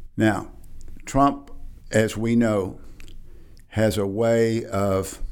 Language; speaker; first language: English; native; English